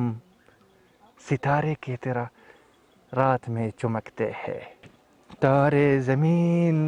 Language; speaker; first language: Hindi; non-native, learner; Arabic